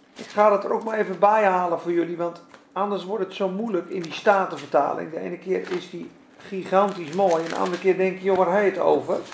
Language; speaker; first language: Dutch; non-native, fluent; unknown